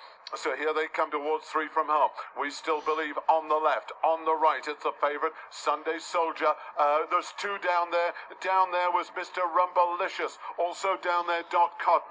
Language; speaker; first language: English; native; English